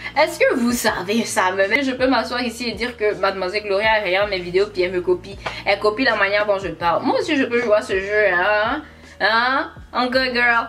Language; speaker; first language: French; native; French